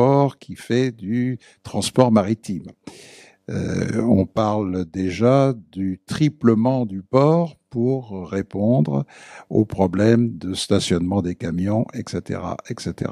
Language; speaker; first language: French; native; French